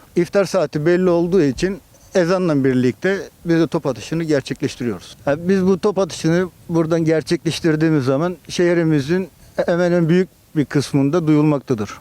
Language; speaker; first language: Turkish; native; Turkish